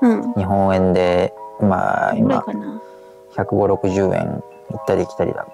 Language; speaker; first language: Japanese; native; Japanese